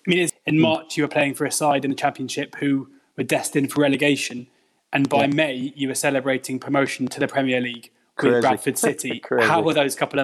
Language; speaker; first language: English; native; English